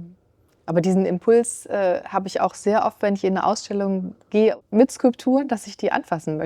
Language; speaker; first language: German; native; German